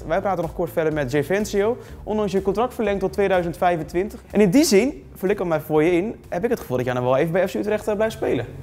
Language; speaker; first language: Dutch; native; Dutch